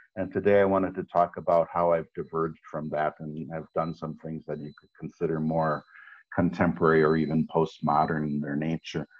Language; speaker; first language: English; native; English